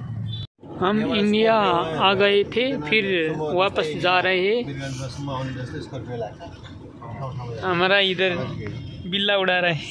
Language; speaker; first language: Hindi; non-native, learner; Nepali